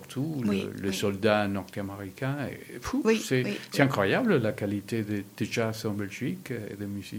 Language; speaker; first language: French; non-native, learner; Spanish